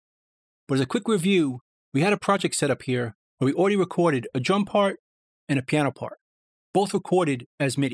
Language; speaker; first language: English; native; English